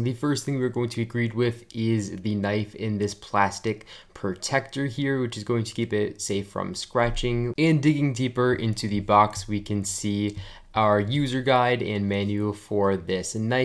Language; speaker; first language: English; native; English